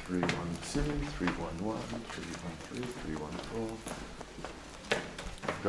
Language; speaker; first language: Russian; non-native, learner; English